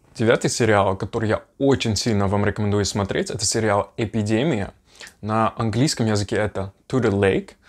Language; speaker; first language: Russian; non-native, fluent; Dutch